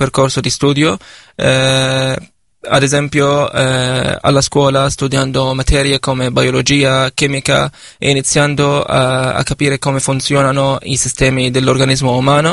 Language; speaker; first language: Italian; non-native, fluent; Arabic